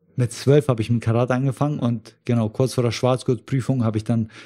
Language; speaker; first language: German; early bilingual, other home language; Russian